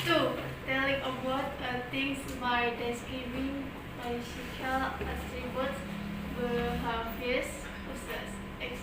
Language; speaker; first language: English; non-native, learner; Indonesian